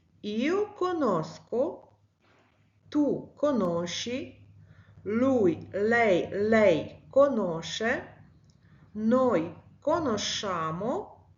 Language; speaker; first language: Italian; non-native, fluent; Ukrainian